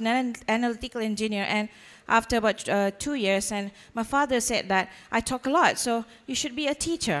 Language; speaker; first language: English; non-native, local second language; Malay